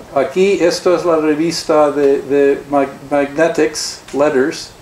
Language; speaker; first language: Spanish; early bilingual, heritage; Spanish